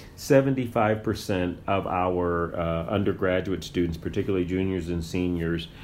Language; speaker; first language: English; native; English